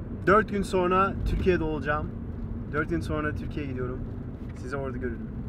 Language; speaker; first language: Turkish; early bilingual, heritage; Turkish